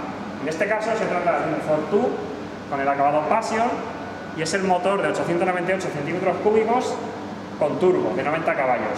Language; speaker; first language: Spanish; native; Spanish